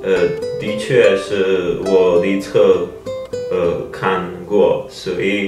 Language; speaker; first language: Chinese; non-native, fluent; Czech